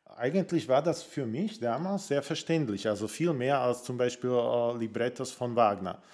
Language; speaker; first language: German; non-native, fluent; Slovak